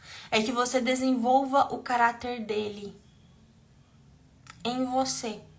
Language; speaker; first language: Portuguese; native; Portuguese